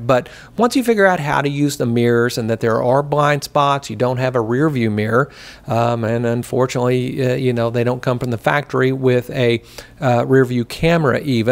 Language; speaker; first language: English; native; English